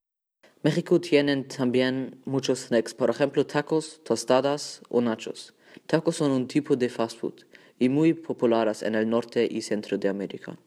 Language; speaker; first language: Spanish; non-native, learner; German